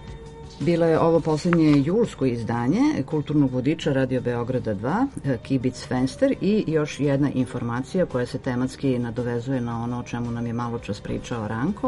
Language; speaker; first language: Serbian; native; Serbian